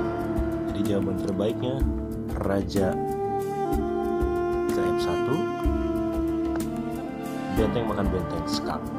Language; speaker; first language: Indonesian; native; Indonesian